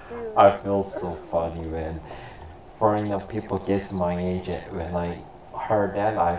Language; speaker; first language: English; non-native, learner; Korean